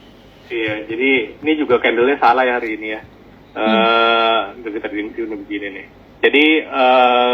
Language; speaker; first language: Indonesian; native; Indonesian